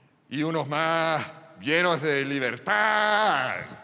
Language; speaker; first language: Spanish; non-native, fluent; English